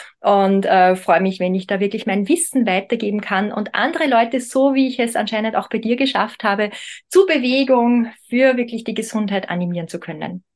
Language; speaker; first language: German; native; German